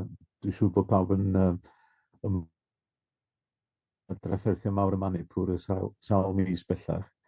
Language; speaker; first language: Welsh; native; Welsh